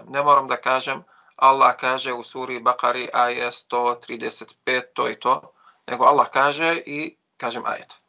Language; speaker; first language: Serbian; non-native, fluent; Arabic